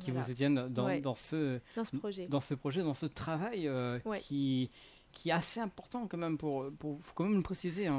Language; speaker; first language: French; native; French